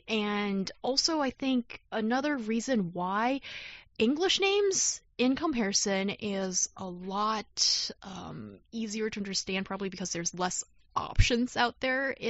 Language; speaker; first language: English; non-native, fluent; Chinese